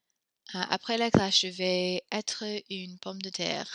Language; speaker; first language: French; non-native, fluent; English